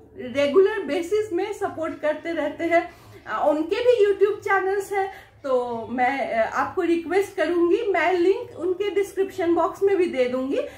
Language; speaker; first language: Hindi; non-native, local second language; Bangla